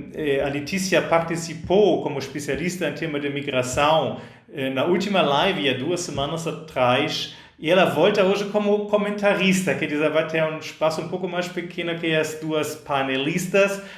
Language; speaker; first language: Portuguese; non-native, fluent; German